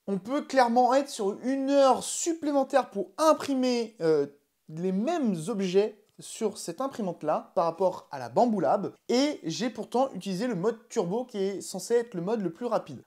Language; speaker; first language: French; native; French